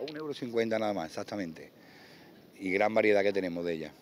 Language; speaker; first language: Spanish; native; Spanish